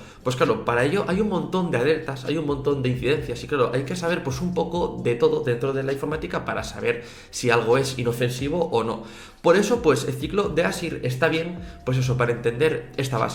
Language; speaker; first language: Spanish; native; Spanish